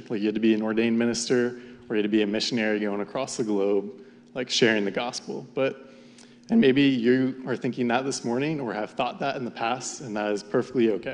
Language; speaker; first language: English; native; English